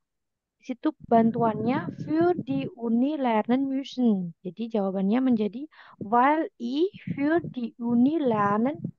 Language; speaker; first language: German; non-native, fluent; Indonesian